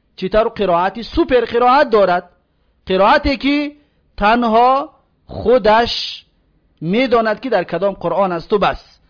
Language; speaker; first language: Persian; native; Persian